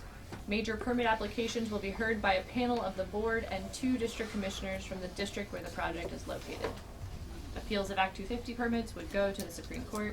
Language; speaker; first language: English; native; English